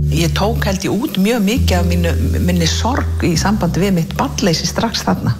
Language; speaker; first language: Icelandic; native; Icelandic